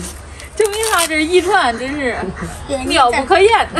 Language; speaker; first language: Chinese; native; Chinese